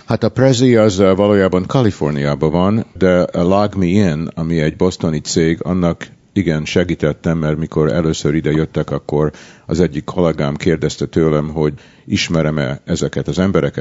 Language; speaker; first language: Hungarian; early bilingual, heritage; Hungarian